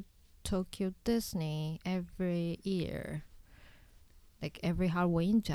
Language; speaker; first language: English; non-native, learner; Japanese